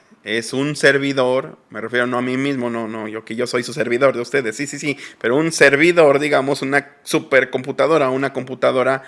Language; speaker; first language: Spanish; native; Spanish